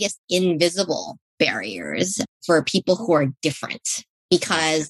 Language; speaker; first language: English; native; English